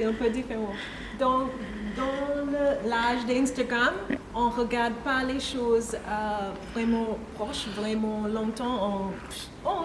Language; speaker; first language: French; non-native, learner; English